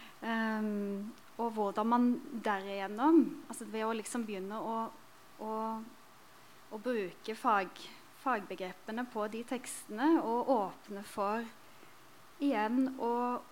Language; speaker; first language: Norwegian; native; Norwegian